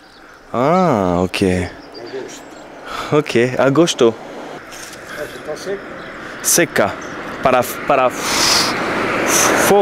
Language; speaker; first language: Portuguese; non-native, learner; French